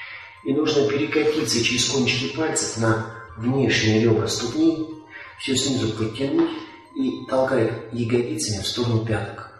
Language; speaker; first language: Russian; native; Russian